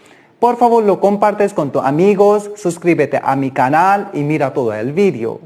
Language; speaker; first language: Spanish; non-native, learner; Hindi